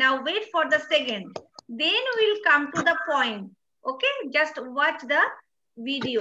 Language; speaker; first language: English; non-native, learner; Bangla